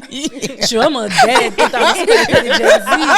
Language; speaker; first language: French; native; French